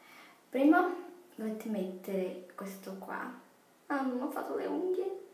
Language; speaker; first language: Italian; non-native, fluent; Portuguese